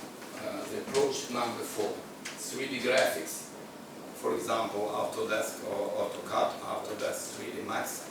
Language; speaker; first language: English; non-native, learner; Ukrainian